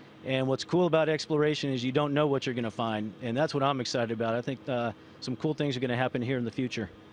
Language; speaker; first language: English; early bilingual, other home language; Spanish